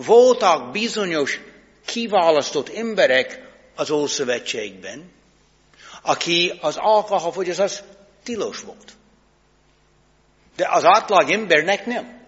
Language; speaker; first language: Hungarian; non-native, fluent; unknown